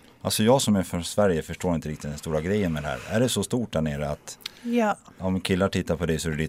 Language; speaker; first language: Swedish; native; Swedish